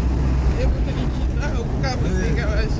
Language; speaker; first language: Portuguese; non-native, learner; Haitian Creole